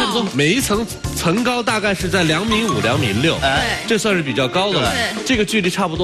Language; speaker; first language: Chinese; native; Chinese